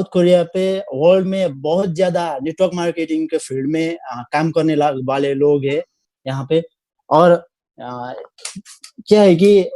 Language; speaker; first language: Hindi; non-native, learner; Nepali